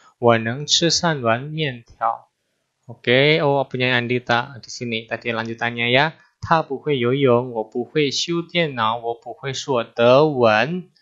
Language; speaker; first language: Chinese; non-native, fluent; Indonesian